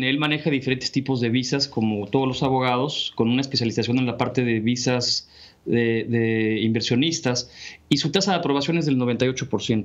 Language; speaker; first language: Spanish; native; Spanish